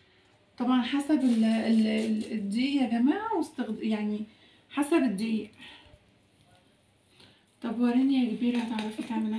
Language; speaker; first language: Arabic; native; Arabic